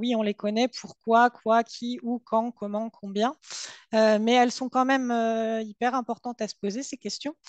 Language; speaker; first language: French; native; French